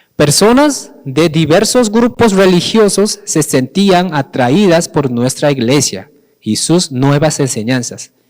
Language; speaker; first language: Spanish; non-native, fluent; Korean